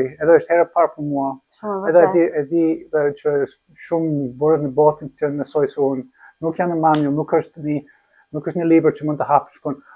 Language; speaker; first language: Albanian; non-native, learner; English